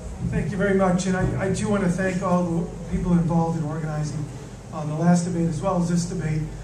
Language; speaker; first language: English; native; English